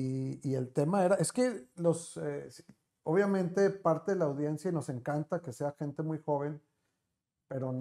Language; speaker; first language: Spanish; native; Spanish